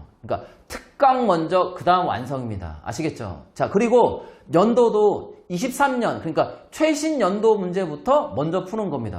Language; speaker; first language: Korean; native; Korean